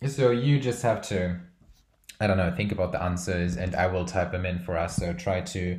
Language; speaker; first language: English; non-native, fluent; Portuguese